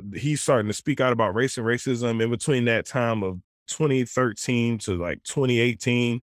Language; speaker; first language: English; native; English